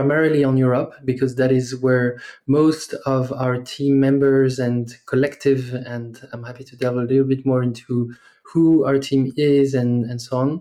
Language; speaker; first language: English; non-native, fluent; French